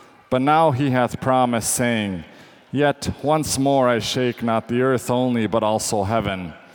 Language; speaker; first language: English; native; English